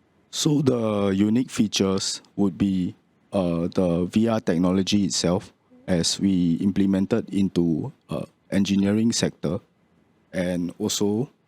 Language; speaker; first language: English; non-native, local second language; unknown